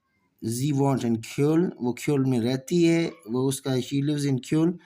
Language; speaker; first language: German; non-native, learner; Urdu